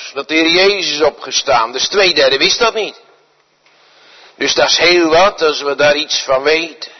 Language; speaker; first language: Dutch; native; Dutch